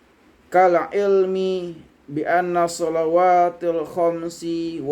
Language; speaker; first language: Arabic; non-native, fluent; Indonesian